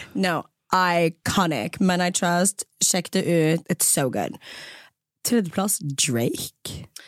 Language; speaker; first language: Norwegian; early bilingual, other home language; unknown